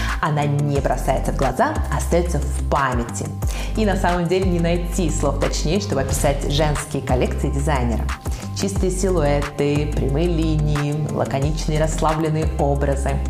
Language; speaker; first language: Russian; native; Russian